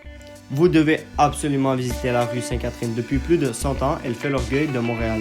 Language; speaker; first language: French; native; French